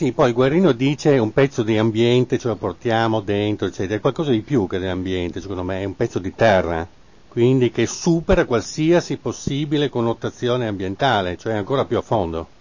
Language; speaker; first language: Italian; native; Italian